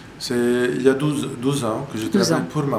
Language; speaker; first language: French; non-native, local second language; Arabic